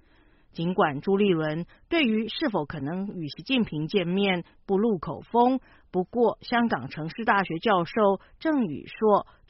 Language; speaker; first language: Chinese; native; Chinese